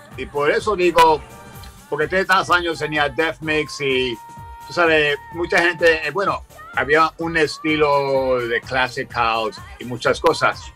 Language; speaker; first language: Spanish; early bilingual, heritage; Spanish